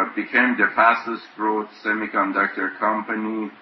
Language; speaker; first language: English; non-native, fluent; Persian